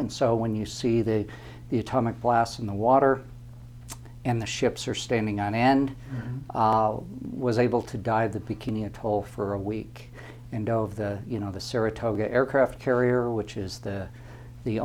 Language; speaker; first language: English; native; English